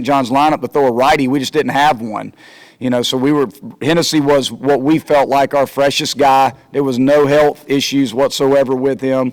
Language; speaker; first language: English; native; English